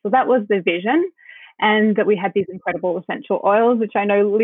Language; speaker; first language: English; native; English